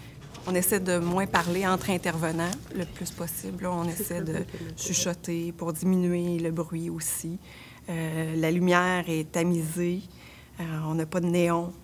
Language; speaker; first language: French; native; French